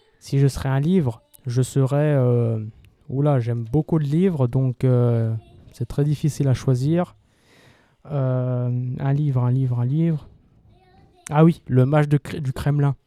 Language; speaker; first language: French; native; French